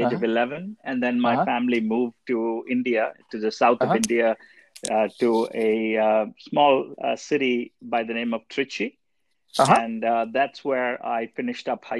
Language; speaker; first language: English; non-native, local second language; Tamil